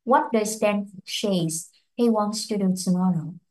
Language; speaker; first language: English; non-native, fluent; Vietnamese